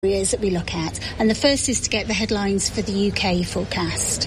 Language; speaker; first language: English; native; English